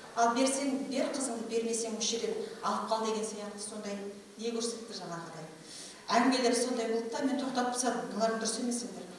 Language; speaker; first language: Kazakh; native; Kazakh